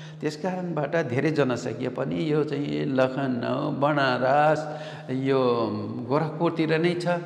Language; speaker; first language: Nepali; non-native, local second language; Gurung